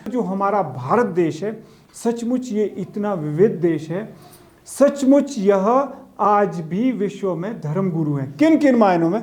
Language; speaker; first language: Hindi; native; Hindi